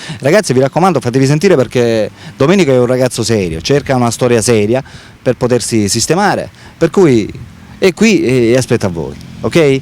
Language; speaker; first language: Italian; native; Italian